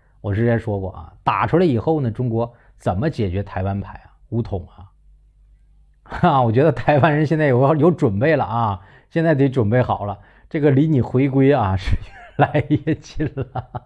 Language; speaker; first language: Chinese; native; Chinese